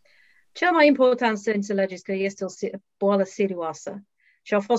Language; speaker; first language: Romanian; non-native, learner; English